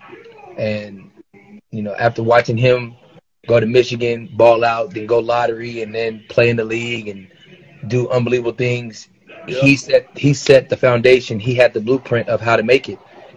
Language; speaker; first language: English; native; English